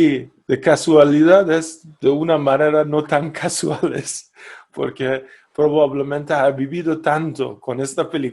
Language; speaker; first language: Spanish; non-native, fluent; Persian